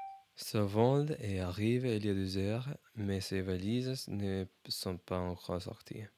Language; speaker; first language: French; non-native, learner; English